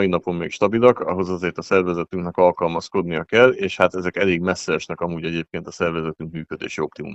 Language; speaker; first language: Hungarian; native; Hungarian